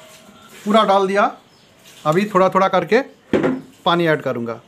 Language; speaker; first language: Hindi; non-native, local second language; Bangla